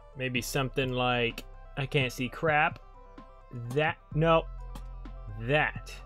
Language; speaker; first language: English; native; English